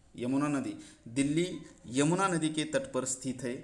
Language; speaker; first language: Hindi; non-native, local second language; Marathi